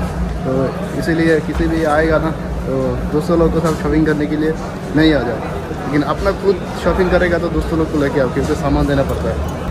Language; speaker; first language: Hindi; non-native, learner; Bangla